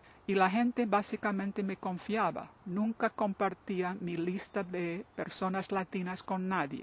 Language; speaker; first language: Spanish; non-native, fluent; English